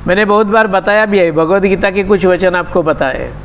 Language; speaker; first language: Hindi; non-native, local second language; Marathi